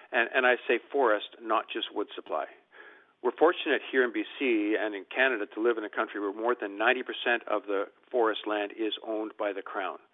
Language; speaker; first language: English; native; English